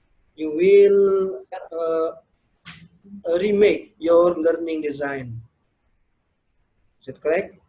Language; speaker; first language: English; non-native, learner; Indonesian